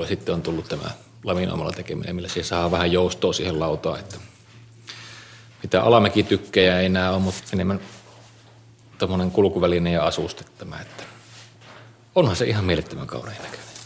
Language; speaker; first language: Finnish; native; Finnish